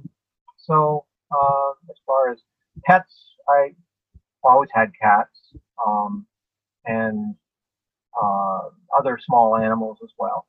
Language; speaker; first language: English; native; English